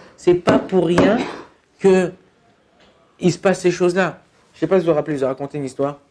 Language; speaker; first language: French; native; French